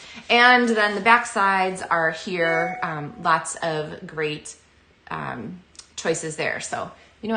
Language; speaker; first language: English; native; English